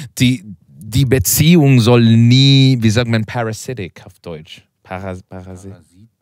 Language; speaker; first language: German; non-native, learner; Spanish